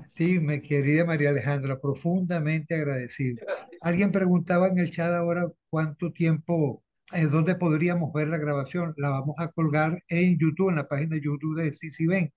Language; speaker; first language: Spanish; native; Spanish